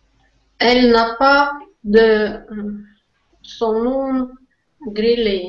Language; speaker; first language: French; non-native, learner; Russian